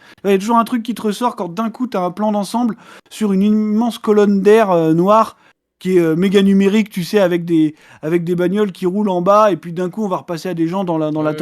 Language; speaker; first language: French; native; French